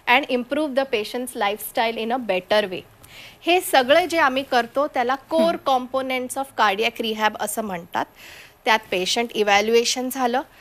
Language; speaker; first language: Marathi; non-native, local second language; Konkani